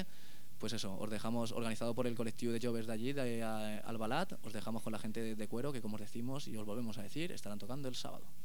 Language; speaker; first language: Spanish; native; Spanish